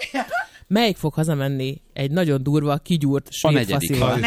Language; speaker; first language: Hungarian; native; Hungarian